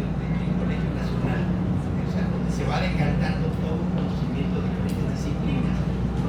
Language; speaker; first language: Spanish; native; Spanish